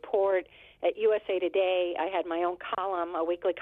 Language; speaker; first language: English; native; English